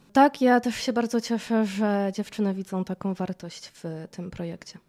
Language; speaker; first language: Polish; native; Polish